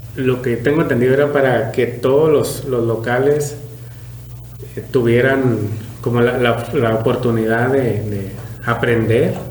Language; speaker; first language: Spanish; native; Spanish